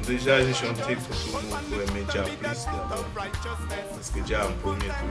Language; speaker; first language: French; non-native, fluent; English